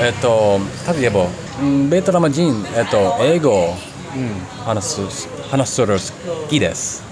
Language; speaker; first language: Japanese; non-native, learner; English